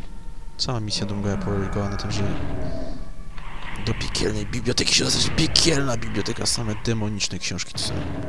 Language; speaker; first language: Polish; native; Polish